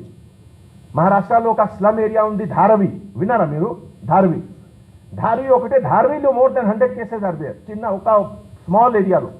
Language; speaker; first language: Telugu; non-native, fluent; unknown